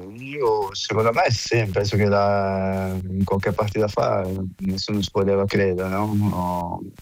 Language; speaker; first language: Italian; non-native, fluent; Portuguese